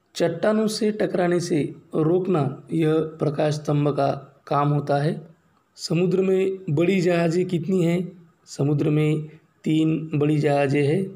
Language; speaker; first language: Hindi; non-native, local second language; Marathi